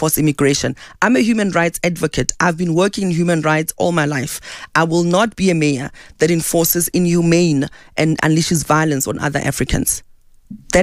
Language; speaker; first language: English; non-native, local second language; Southern Sotho